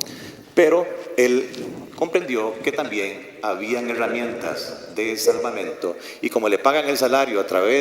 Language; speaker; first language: Spanish; native; Spanish